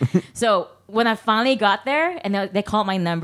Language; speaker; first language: English; non-native, local second language; Cantonese